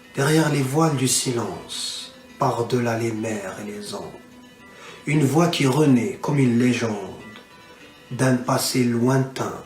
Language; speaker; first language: French; non-native, local second language; Arabic